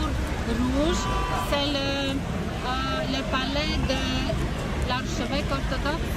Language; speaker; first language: French; non-native, fluent; Romanian